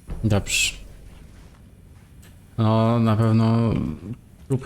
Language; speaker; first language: Polish; native; Polish